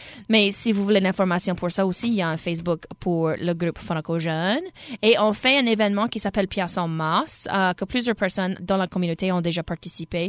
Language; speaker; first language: French; native; French